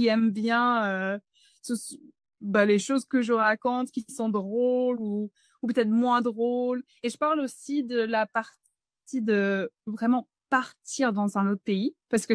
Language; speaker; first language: French; non-native, fluent; English